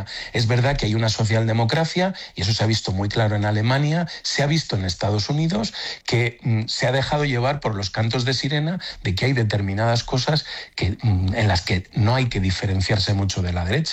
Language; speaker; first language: Spanish; native; Spanish